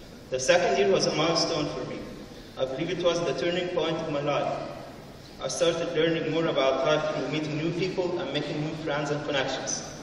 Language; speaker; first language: English; non-native, fluent; Arabic